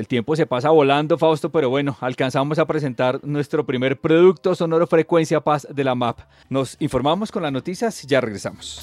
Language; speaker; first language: Spanish; native; Spanish